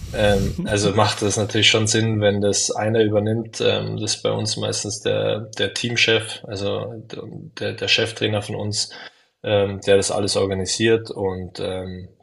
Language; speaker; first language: German; native; German